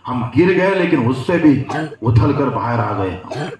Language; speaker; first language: Hindi; non-native, local second language; Marathi